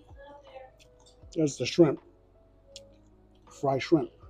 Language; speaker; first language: English; early bilingual, heritage; Hmong